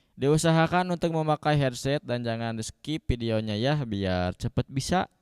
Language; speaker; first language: Indonesian; non-native, local second language; Sundanese